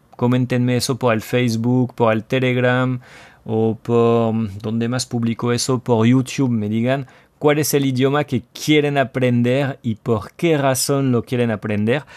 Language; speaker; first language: Spanish; non-native, fluent; French